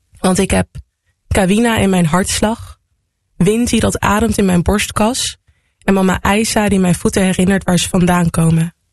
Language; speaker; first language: Dutch; native; Dutch